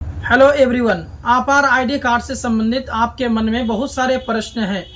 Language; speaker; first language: Hindi; native; Hindi